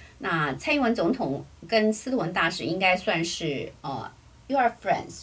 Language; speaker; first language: Chinese; native; Chinese